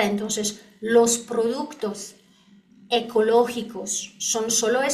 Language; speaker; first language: Spanish; non-native, learner; Polish